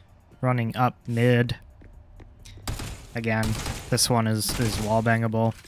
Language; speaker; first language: English; native; English